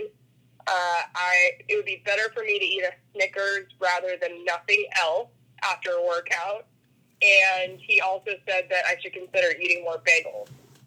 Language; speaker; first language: English; native; English